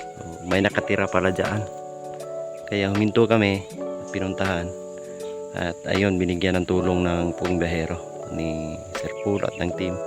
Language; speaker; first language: Filipino; non-native, local second language; Cebuano